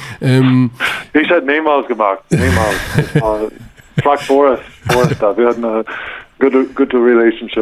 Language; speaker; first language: German; non-native, learner; English